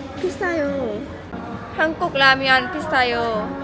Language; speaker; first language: Korean; non-native, learner; Lao